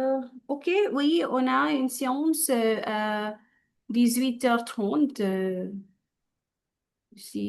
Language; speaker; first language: French; non-native, fluent; Hindi